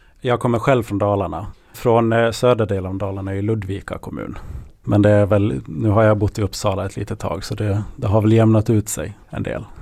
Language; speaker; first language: Swedish; native; Swedish